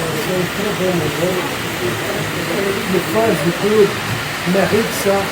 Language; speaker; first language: French; non-native, learner; Portuguese